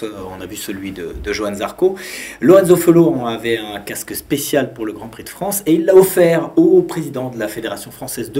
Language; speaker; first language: French; native; French